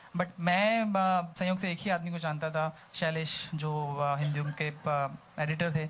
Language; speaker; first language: Hindi; native; Hindi